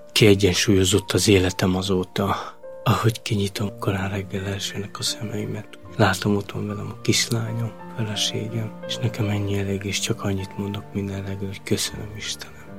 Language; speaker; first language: Hungarian; non-native, local second language; Romany